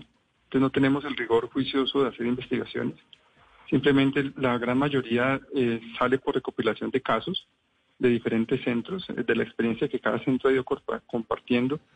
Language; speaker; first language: Spanish; native; Spanish